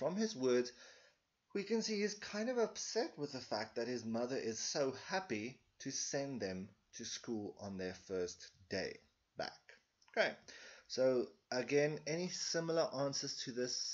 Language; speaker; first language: English; non-native, local second language; Afrikaans